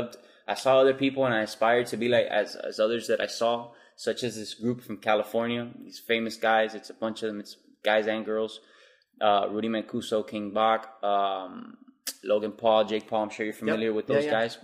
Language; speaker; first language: English; native; English